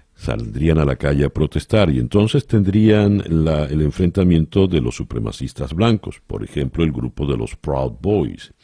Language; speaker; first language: Spanish; native; Spanish